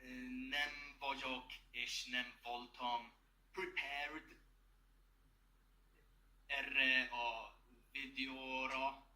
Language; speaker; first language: Hungarian; non-native, learner; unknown